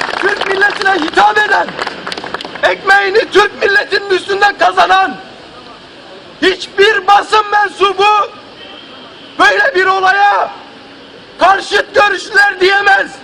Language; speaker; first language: Turkish; native; Turkish